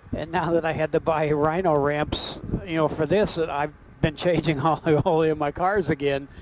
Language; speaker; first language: English; native; English